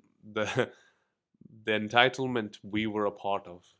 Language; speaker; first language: English; early bilingual, other home language; Hindi